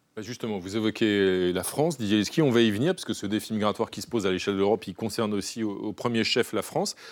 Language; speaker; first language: French; native; French